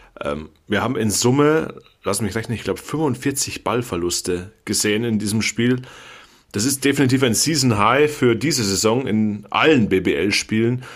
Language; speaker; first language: German; native; German